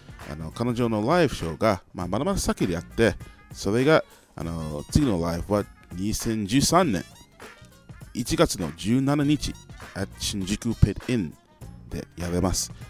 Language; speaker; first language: Japanese; non-native, fluent; English